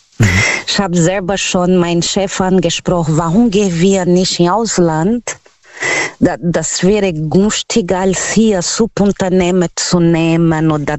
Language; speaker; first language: German; non-native, learner; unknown